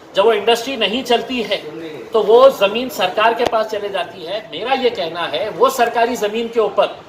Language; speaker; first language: Hindi; non-native, local second language; Marathi